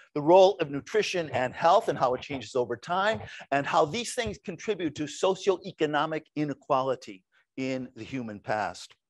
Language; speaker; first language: English; native; English